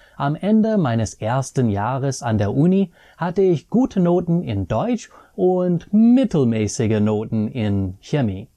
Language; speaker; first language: German; non-native, fluent; English